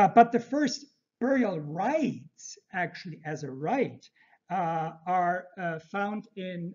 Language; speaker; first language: English; early bilingual, other home language; Turkish